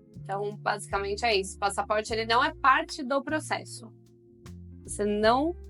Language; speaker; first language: Portuguese; native; Portuguese